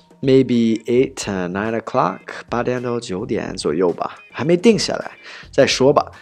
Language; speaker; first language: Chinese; non-native, fluent; English